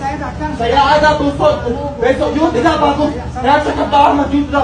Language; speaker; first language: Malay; non-native, learner; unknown